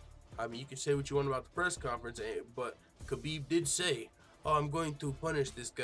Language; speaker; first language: English; native; English